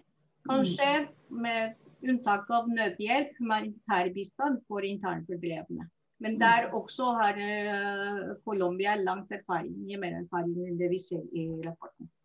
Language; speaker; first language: Norwegian; non-native, fluent; Spanish